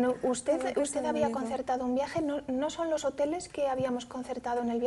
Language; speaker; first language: Spanish; native; Spanish